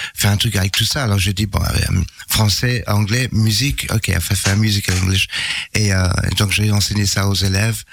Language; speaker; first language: French; non-native, fluent; English